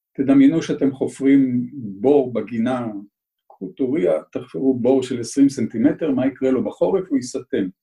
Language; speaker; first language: Hebrew; native; Hebrew